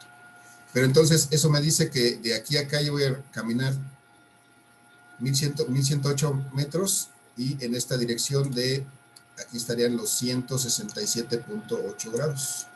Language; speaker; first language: Spanish; native; Spanish